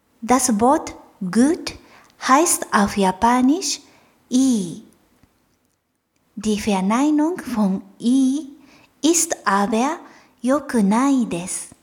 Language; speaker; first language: German; non-native, fluent; Japanese